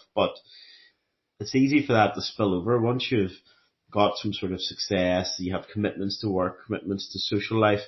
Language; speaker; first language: English; native; English